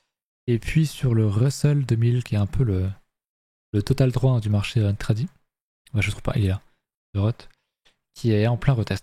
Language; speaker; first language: French; native; French